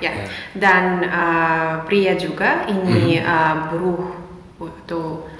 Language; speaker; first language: Indonesian; non-native, fluent; Russian